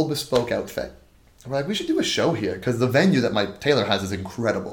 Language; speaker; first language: English; native; English